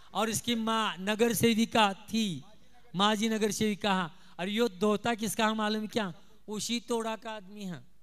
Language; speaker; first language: Hindi; non-native, local second language; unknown